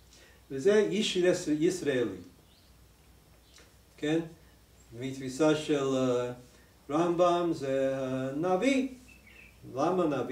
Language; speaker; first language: Hebrew; non-native, fluent; English